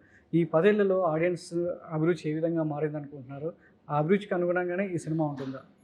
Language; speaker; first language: Telugu; native; Telugu